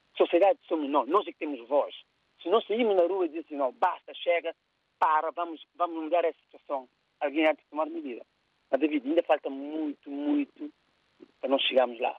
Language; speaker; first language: Portuguese; non-native, local second language; Kabuverdianu